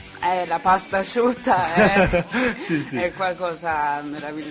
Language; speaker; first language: Italian; non-native, learner; Swedish